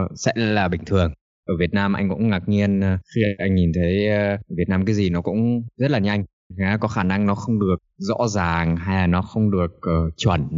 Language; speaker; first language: Vietnamese; early bilingual, heritage; Vietnamese